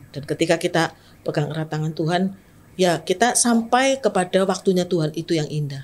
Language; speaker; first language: Indonesian; native; Indonesian